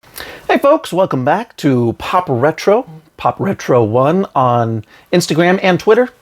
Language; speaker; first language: English; native; English